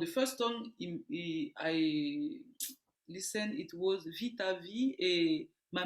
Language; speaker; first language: English; non-native, learner; French